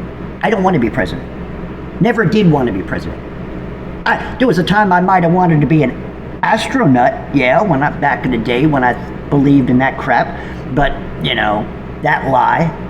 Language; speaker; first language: English; native; English